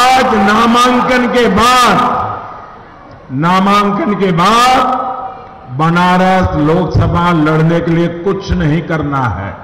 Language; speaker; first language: Hindi; non-native, local second language; Gujarati